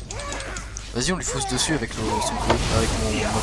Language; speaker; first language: French; native; French